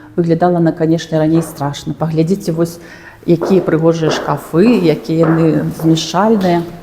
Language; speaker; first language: Belarusian; native; Belarusian